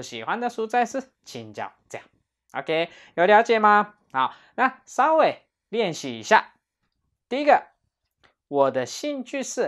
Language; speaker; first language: Chinese; non-native, fluent; Japanese